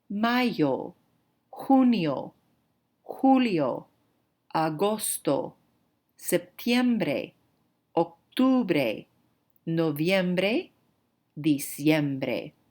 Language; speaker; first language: Spanish; non-native, fluent; English